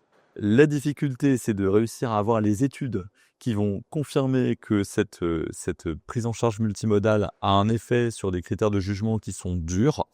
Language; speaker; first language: French; native; French